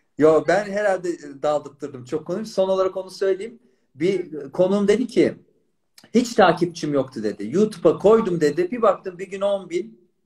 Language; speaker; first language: Turkish; native; Turkish